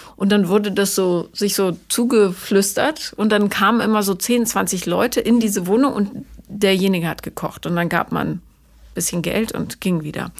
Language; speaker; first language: German; native; German